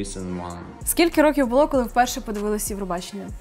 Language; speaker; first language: Ukrainian; native; Ukrainian